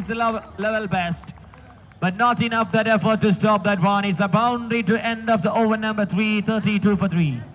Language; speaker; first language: English; non-native, local second language; Malayalam